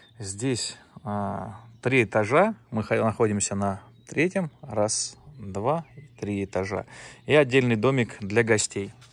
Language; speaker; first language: Russian; native; Russian